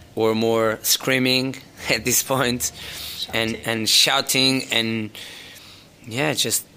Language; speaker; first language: English; non-native, fluent; Portuguese